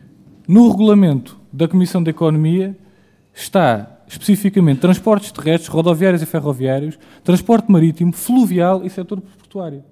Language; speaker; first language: Portuguese; native; Portuguese